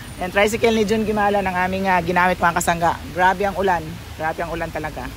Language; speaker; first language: Filipino; native; Filipino